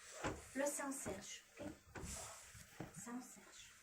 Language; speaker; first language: French; non-native, learner; Russian